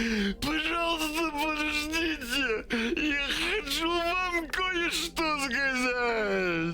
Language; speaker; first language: Russian; non-native, learner; English